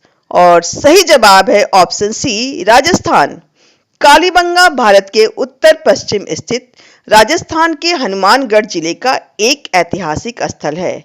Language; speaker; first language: Hindi; native; Hindi